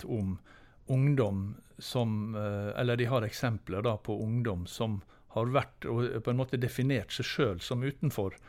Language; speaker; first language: Norwegian; native; Norwegian